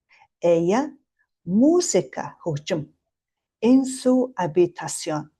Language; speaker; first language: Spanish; non-native, fluent; Mongolian